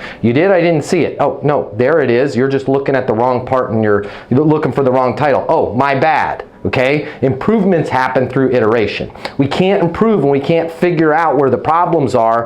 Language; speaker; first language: English; native; English